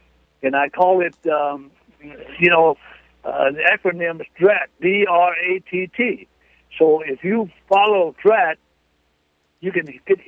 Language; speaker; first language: English; native; English